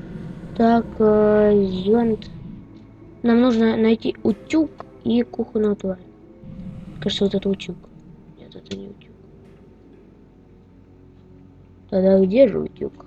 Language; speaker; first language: Russian; native; Russian